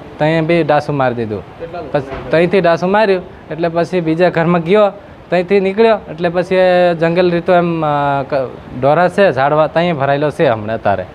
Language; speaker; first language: Gujarati; non-native, local second language; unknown